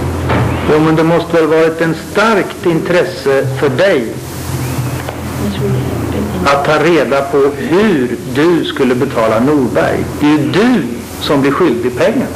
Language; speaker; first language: Swedish; native; Swedish